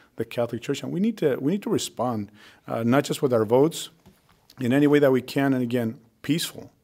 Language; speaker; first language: English; early bilingual, other home language; Spanish